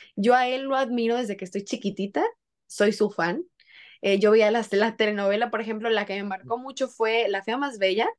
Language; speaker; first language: Spanish; native; Spanish